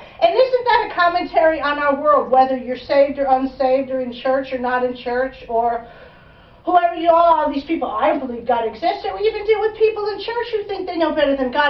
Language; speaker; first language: English; native; English